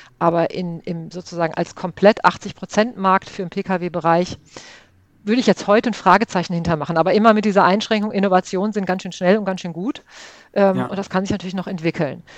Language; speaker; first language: German; native; German